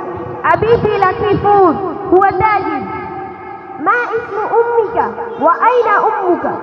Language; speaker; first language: Arabic; non-native, learner; Bangla